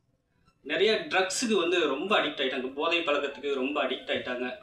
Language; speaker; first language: Tamil; native; Tamil